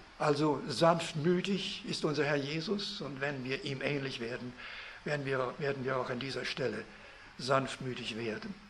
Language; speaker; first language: German; early bilingual, heritage; German